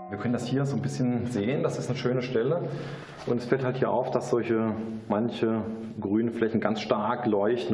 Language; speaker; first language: German; native; German